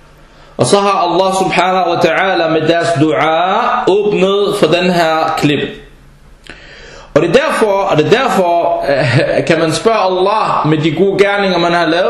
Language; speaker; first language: Danish; early bilingual, other home language; Arabic